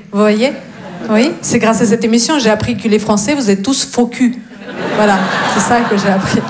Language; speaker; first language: French; non-native, fluent; Russian